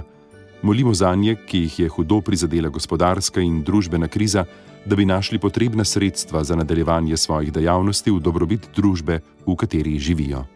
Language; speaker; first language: Slovenian; native; Slovenian